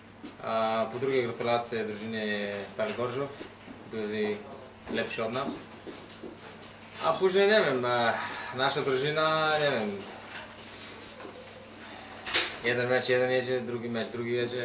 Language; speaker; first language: Polish; non-native, fluent; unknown